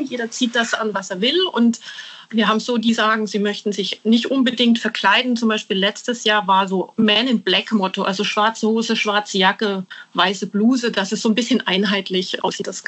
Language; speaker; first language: German; native; German